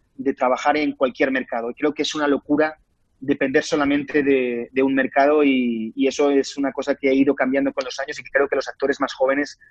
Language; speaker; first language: Spanish; native; Spanish